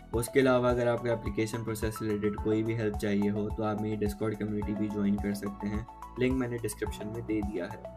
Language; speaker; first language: Urdu; native; Urdu